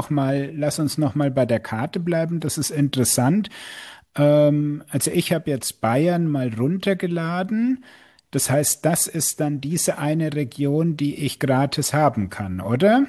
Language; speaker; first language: German; native; German